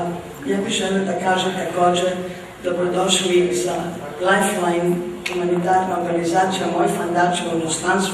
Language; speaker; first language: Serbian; early bilingual, heritage; English